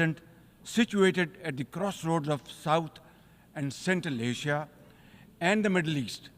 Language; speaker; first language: English; non-native, local second language; Urdu